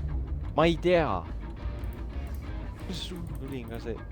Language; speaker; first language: Estonian; native; Estonian